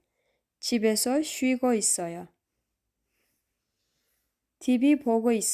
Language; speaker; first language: Korean; non-native, fluent; Kyrgyz